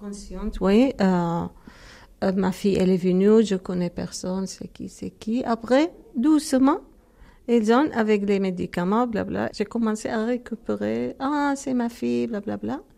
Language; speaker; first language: French; non-native, learner; Arabic